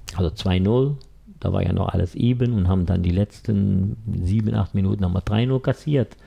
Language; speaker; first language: German; native; German